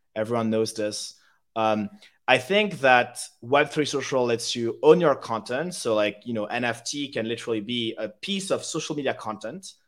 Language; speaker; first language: English; non-native, fluent; French